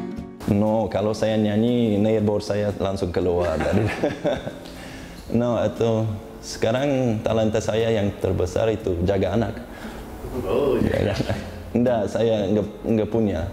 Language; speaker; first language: Indonesian; non-native, learner; Uzbek